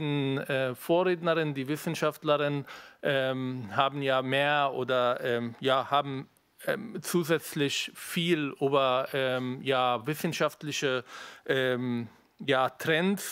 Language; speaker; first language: German; non-native, fluent; Arabic